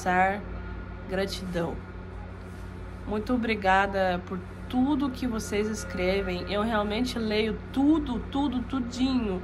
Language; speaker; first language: Portuguese; non-native, fluent; Russian